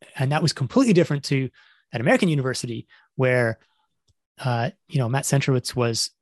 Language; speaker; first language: English; native; English